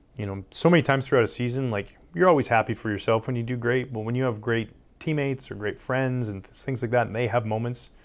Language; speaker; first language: English; native; English